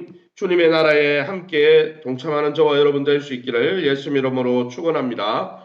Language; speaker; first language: Korean; native; Korean